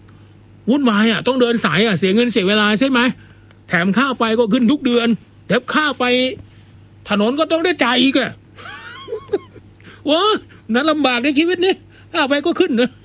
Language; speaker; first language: Thai; non-native, local second language; Northeastern Thai